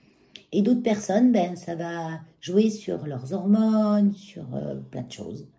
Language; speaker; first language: French; native; French